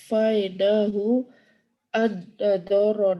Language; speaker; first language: Arabic; non-native, learner; Indonesian